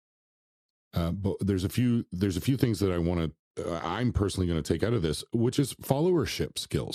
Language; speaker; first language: English; native; English